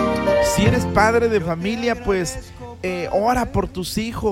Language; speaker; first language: Spanish; native; Spanish